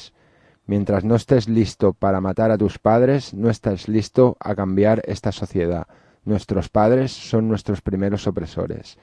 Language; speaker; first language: Spanish; native; Spanish